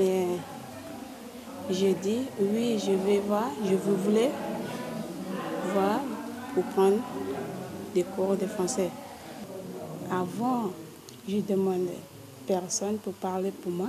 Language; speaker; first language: French; non-native, learner; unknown